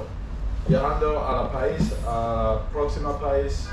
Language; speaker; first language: Spanish; non-native, learner; English